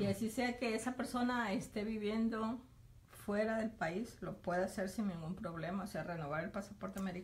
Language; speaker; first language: Spanish; native; Spanish